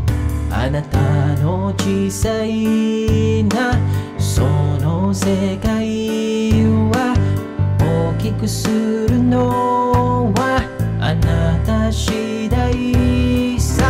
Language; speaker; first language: Japanese; non-native, learner; Filipino